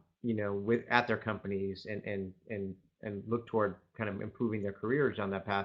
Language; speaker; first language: English; native; English